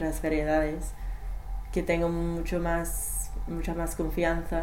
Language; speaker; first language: Spanish; non-native, learner; English